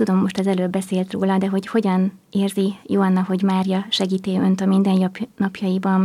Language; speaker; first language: Hungarian; native; Hungarian